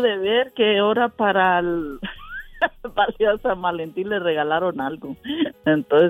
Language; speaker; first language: Spanish; native; Spanish